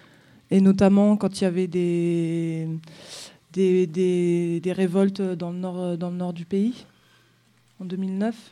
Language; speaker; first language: French; native; French